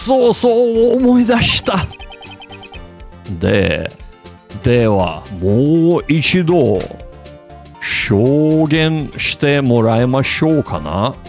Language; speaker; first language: Japanese; non-native, learner; English